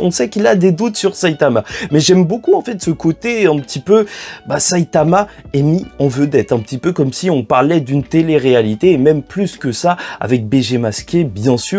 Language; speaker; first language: French; native; French